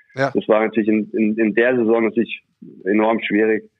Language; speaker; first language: German; native; German